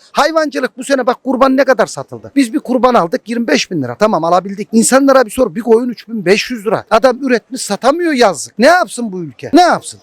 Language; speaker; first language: Turkish; early bilingual, heritage; Turkish